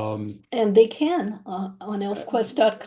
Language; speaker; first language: English; native; English